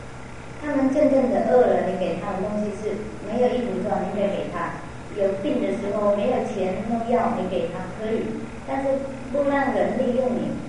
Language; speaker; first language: Chinese; non-native, fluent; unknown